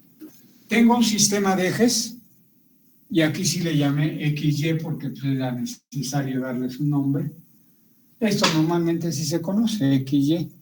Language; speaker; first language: Spanish; native; Spanish